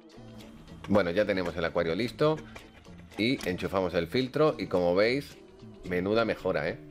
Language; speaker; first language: Spanish; native; Spanish